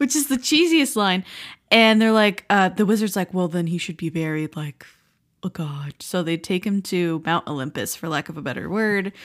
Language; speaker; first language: English; native; English